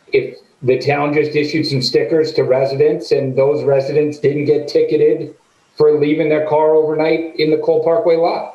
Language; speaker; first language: English; native; English